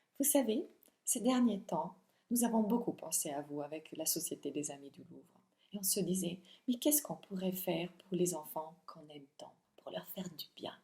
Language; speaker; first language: French; non-native, fluent; Italian